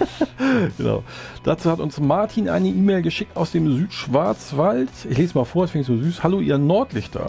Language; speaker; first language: German; native; German